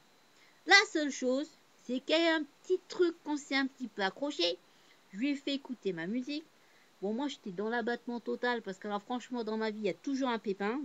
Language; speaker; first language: French; native; French